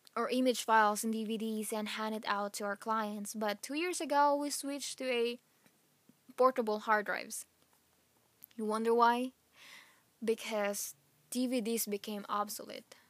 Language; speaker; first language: English; non-native, local second language; Filipino